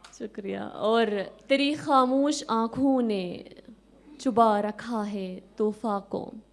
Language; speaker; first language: Urdu; non-native, fluent; Arabic